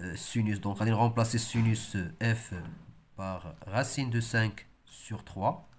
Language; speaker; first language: French; non-native, local second language; Arabic